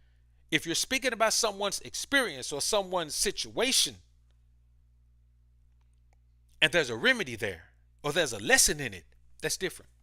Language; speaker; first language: English; native; English